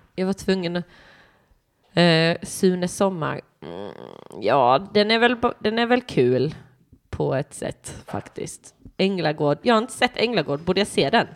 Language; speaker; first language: Swedish; early bilingual, other home language; English